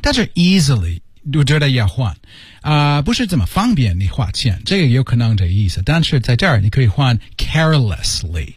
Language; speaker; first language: Chinese; non-native, learner; English